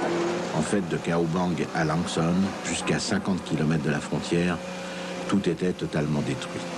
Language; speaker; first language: French; native; French